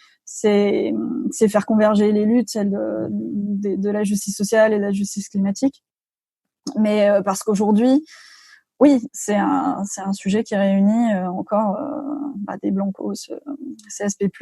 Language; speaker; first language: French; native; French